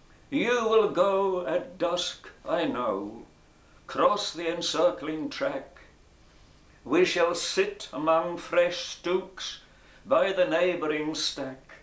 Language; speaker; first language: English; native; English